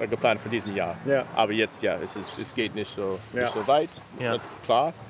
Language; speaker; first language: German; non-native, learner; English